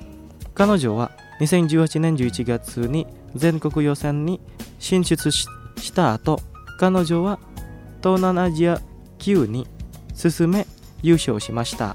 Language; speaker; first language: Japanese; non-native, fluent; Indonesian